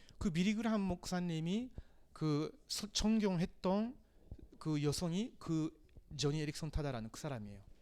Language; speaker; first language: Korean; non-native, fluent; Japanese